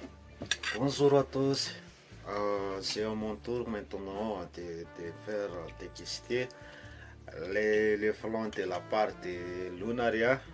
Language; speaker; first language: French; non-native, local second language; Malagasy